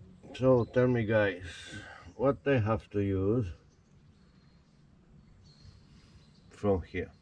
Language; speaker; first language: English; non-native, learner; Romanian